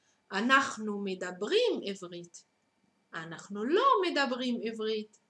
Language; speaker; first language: Hebrew; non-native, fluent; Arabic